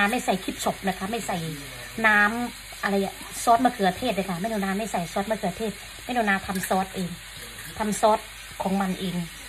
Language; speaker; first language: Thai; native; Thai